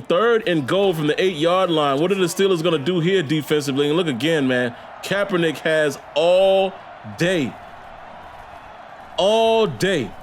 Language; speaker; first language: English; native; English